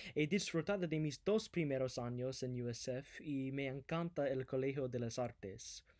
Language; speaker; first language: Spanish; non-native, learner; English